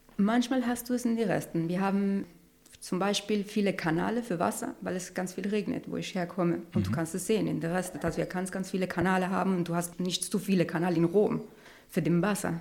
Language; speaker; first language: German; non-native, learner; Spanish